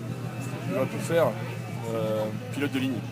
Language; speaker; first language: French; native; French